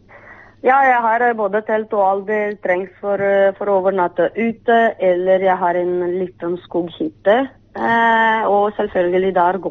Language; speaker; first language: Norwegian; non-native, fluent; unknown